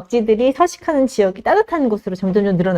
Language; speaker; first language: Korean; native; Korean